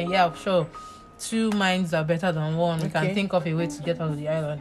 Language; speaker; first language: English; non-native, local second language; Igbo